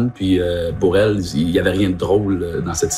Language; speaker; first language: French; native; French